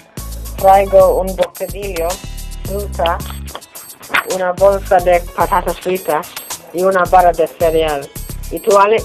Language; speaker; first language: Spanish; non-native, learner; English